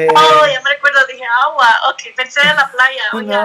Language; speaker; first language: Spanish; early bilingual, heritage; English